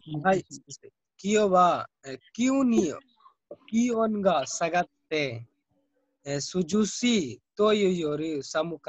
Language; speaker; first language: Japanese; non-native, learner; Hindi